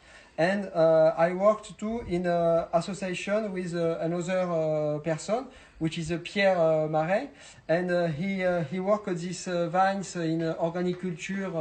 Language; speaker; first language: English; non-native, learner; French